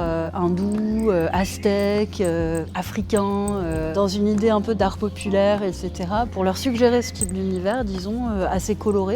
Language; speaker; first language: French; native; French